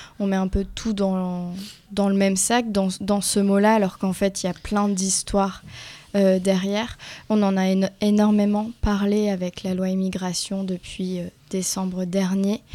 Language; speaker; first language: French; native; French